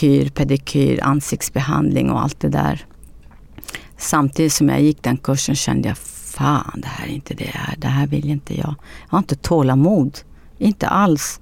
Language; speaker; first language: Swedish; early bilingual, other home language; Arabic